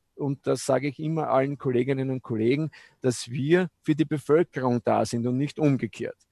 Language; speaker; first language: German; native; German